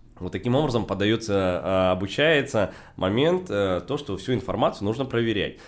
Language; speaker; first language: Russian; native; Russian